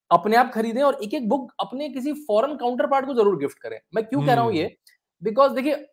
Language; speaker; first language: Hindi; native; Hindi